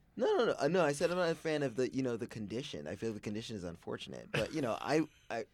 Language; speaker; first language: English; native; English